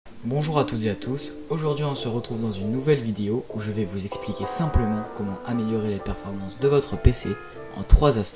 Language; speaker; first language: French; native; French